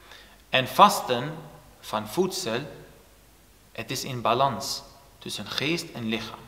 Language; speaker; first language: Dutch; non-native, fluent; Turoyo